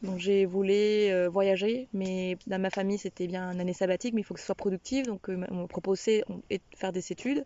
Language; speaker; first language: French; non-native, fluent; Spanish